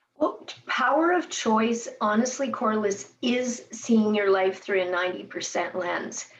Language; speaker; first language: English; native; English